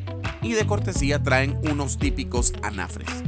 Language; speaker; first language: Spanish; native; Spanish